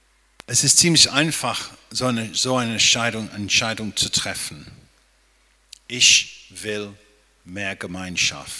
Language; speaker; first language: German; non-native, fluent; English